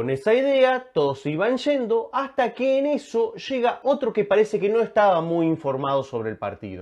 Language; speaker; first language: Spanish; native; Spanish